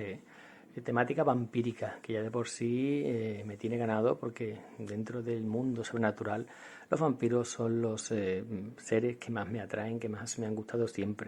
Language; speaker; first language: Spanish; native; Spanish